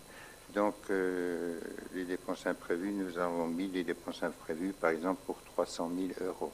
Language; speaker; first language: French; native; French